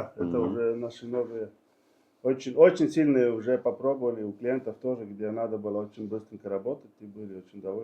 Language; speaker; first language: Russian; non-native, learner; Estonian